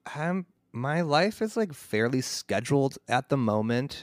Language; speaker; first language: English; native; English